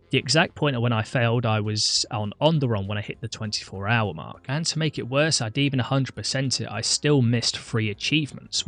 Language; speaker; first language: English; native; English